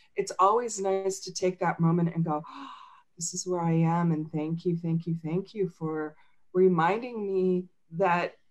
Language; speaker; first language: English; native; English